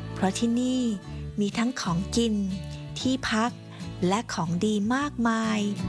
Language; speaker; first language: Thai; native; Thai